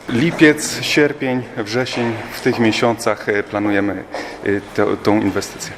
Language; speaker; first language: Polish; native; Polish